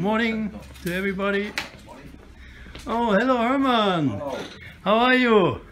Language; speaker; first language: English; non-native, fluent; German